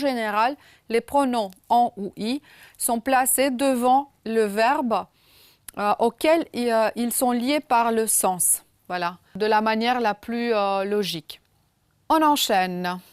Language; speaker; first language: French; non-native, fluent; Romanian